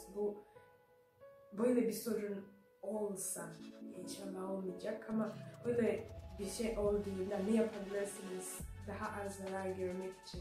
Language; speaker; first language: Turkish; non-native, fluent; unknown